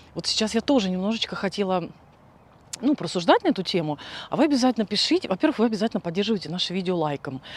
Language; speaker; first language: Russian; native; Russian